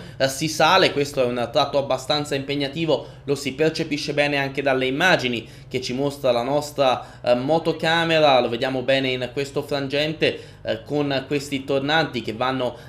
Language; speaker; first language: Italian; native; Italian